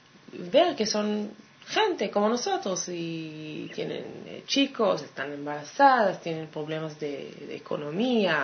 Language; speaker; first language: Spanish; non-native, fluent; Hebrew